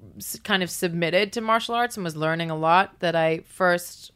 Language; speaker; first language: English; native; English